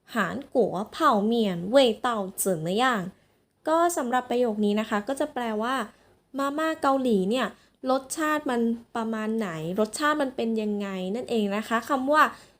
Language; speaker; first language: Thai; native; Thai